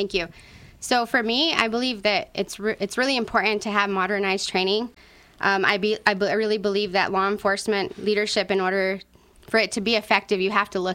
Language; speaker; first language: English; non-native, local second language; Spanish